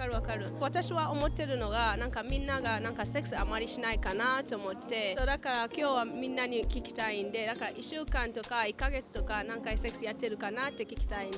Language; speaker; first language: Japanese; non-native, learner; English